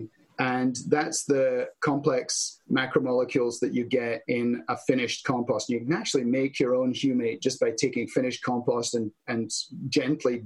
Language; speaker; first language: English; native; English